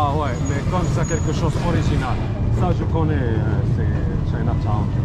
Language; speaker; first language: French; non-native, local second language; Arabic